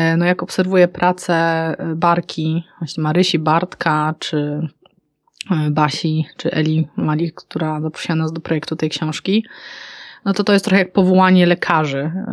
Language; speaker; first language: Polish; native; Polish